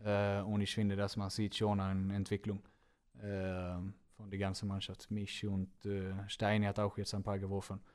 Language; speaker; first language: German; non-native, fluent; Swedish